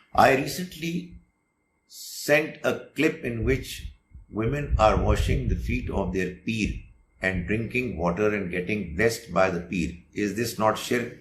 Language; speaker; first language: English; non-native, local second language; Urdu